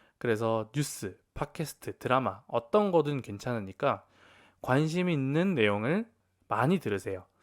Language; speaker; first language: Korean; native; Korean